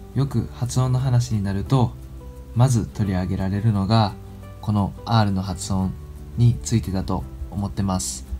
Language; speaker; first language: Japanese; native; Japanese